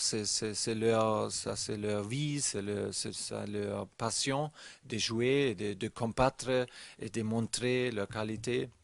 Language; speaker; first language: French; non-native, learner; German